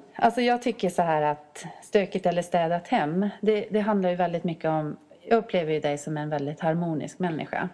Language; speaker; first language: Swedish; native; Swedish